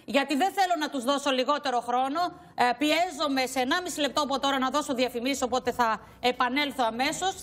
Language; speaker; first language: Greek; native; Greek